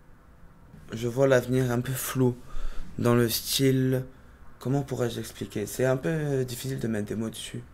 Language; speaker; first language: French; native; French